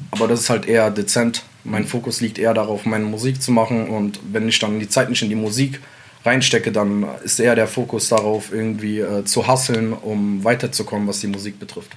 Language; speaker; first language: German; early bilingual, other home language; Central Kurdish